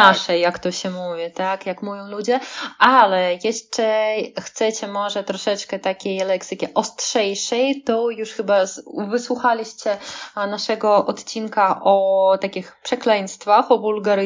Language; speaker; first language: Polish; non-native, fluent; Russian